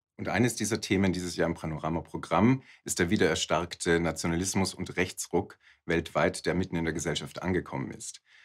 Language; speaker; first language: German; native; German